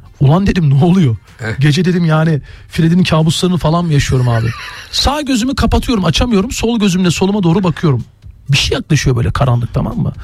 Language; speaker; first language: Turkish; native; Turkish